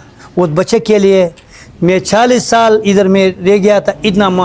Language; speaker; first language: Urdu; non-native, fluent; Persian